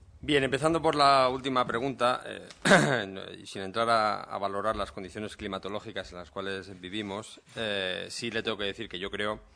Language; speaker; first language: Spanish; native; Spanish